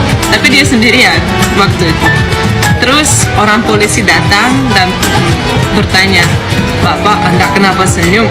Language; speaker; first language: Indonesian; non-native, fluent; Russian